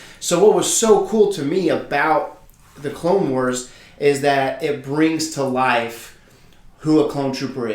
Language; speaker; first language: English; native; English